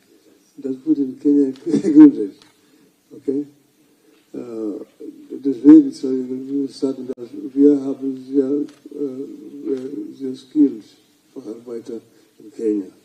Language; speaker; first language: German; non-native, fluent; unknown